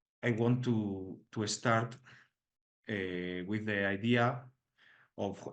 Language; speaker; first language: English; non-native, learner; Spanish